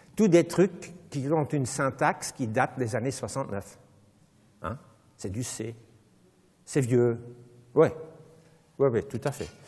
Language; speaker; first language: French; non-native, local second language; Dutch